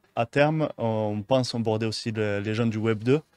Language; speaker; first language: French; native; French